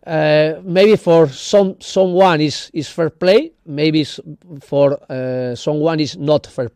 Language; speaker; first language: English; non-native, learner; Spanish